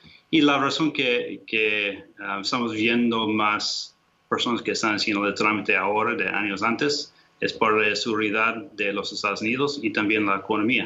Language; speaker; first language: Spanish; non-native, fluent; English